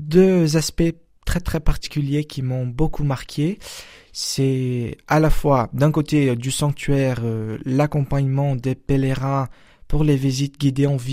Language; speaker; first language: French; non-native, fluent; Portuguese